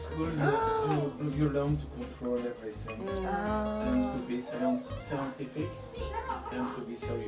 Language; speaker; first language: English; non-native, fluent; French